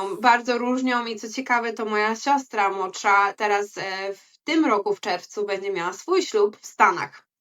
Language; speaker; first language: Polish; early bilingual, heritage; Polish